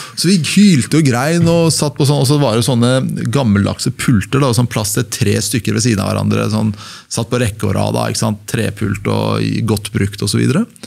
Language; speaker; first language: Norwegian; early bilingual, other home language; Persian